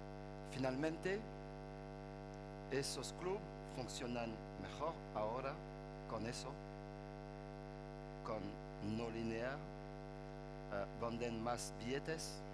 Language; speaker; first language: Spanish; non-native, fluent; French